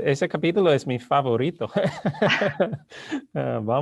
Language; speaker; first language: Spanish; non-native, learner; English